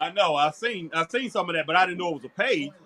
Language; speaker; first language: English; native; English